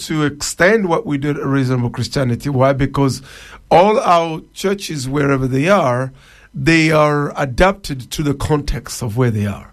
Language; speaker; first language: English; non-native, fluent; Luba-Lulua